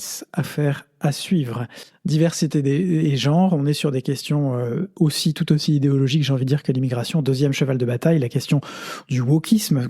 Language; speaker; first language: French; native; French